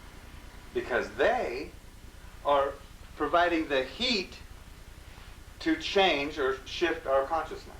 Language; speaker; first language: English; native; English